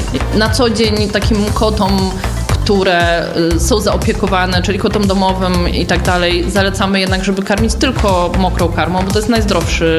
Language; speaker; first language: Polish; native; Polish